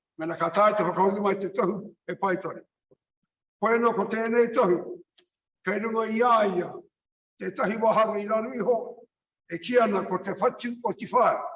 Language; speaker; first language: Māori; native; Māori